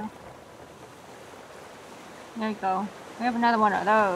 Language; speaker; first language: English; native; English